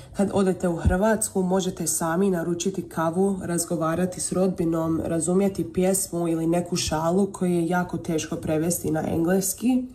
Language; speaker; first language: Croatian; early bilingual, heritage; Croatian